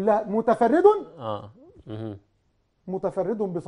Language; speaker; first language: Arabic; native; Arabic